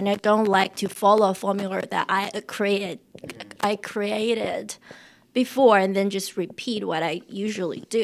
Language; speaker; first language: English; non-native, fluent; Chinese